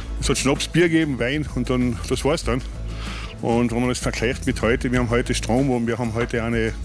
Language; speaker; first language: German; native; German